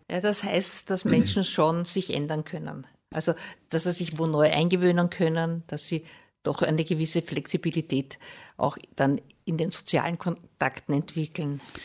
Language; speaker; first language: German; native; German